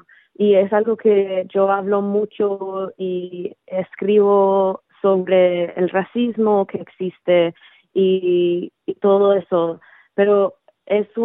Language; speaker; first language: Spanish; early bilingual, heritage; Spanish